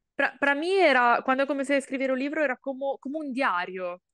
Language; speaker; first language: Portuguese; non-native, learner; Italian